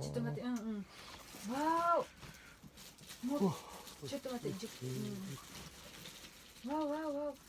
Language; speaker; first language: Japanese; non-native, local second language; Filipino